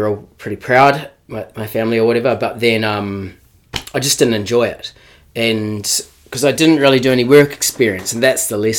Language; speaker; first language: English; native; English